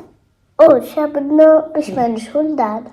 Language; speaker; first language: German; early bilingual, other home language; Telugu